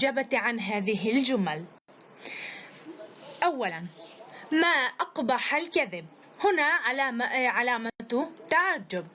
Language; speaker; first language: Arabic; native; Arabic